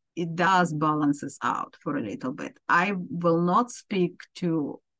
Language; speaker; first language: English; non-native, fluent; Ukrainian